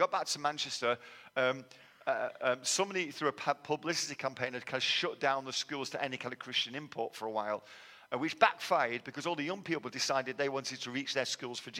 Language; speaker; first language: English; native; English